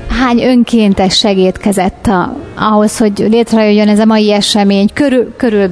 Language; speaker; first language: Hungarian; native; Hungarian